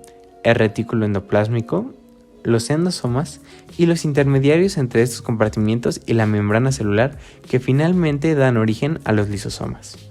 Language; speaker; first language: Spanish; native; Spanish